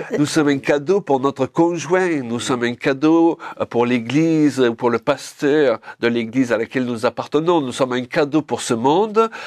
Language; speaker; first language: French; native; French